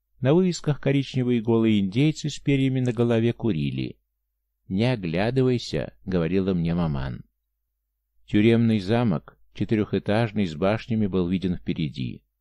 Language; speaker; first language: Russian; native; Russian